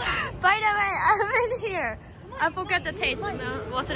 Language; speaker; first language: English; non-native, learner; Japanese